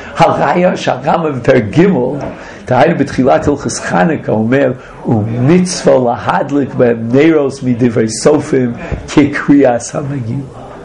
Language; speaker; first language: Hebrew; non-native, fluent; English